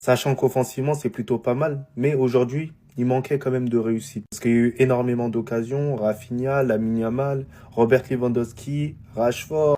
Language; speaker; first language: French; native; French